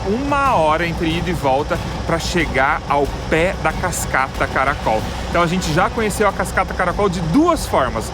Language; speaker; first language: Portuguese; native; Portuguese